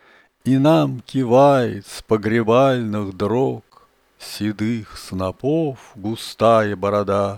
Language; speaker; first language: Russian; native; Russian